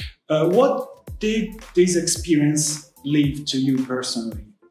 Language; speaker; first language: English; non-native, fluent; Italian